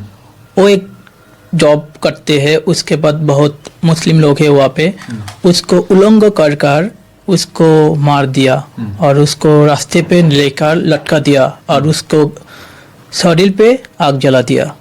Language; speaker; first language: Hindi; non-native, learner; Bangla